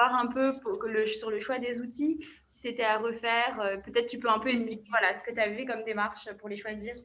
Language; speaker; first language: French; native; French